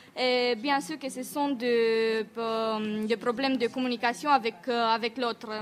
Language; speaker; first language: French; non-native, learner; Romanian